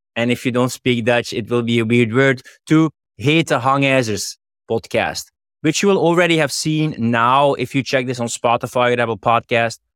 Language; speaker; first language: English; non-native, fluent; Dutch